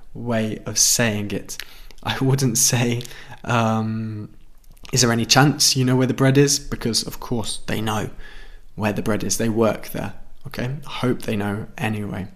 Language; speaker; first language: English; native; English